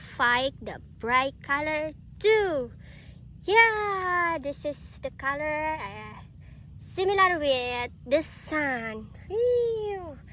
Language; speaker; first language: English; non-native, learner; Indonesian